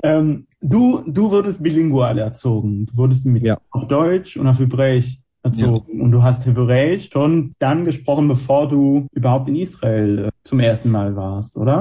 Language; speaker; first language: German; non-native, fluent; Hebrew